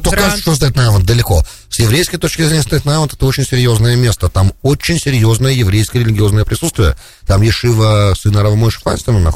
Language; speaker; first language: Russian; native; Russian